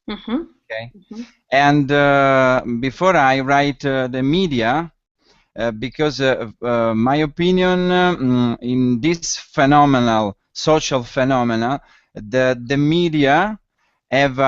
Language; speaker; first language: English; non-native, learner; Italian